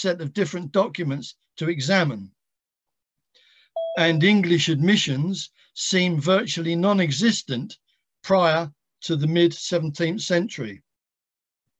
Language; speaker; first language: English; native; English